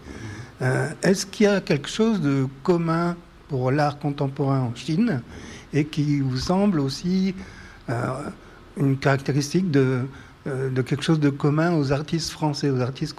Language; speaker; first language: French; native; French